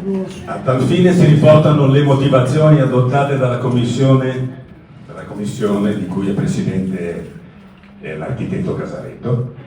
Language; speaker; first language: Italian; native; Italian